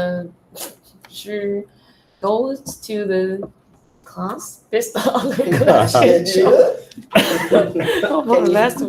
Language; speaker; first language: English; non-native, learner; Chinese